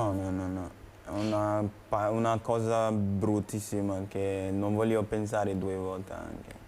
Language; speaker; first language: Italian; non-native, learner; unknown